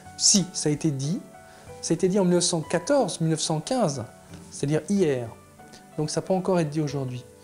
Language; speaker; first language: French; native; French